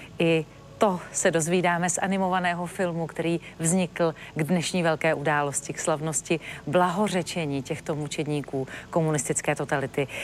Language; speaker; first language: Czech; native; Czech